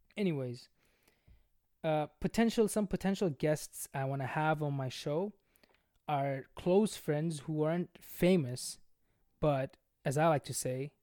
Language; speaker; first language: English; non-native, local second language; Bangla